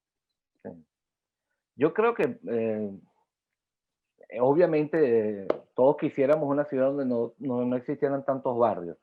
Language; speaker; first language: Spanish; native; Spanish